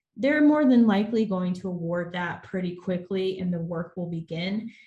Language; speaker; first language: English; native; English